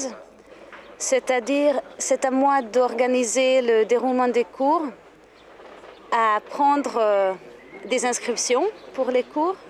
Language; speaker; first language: French; non-native, fluent; Hungarian